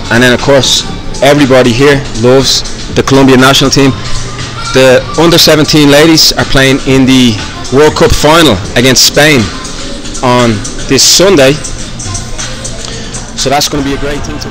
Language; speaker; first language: English; native; English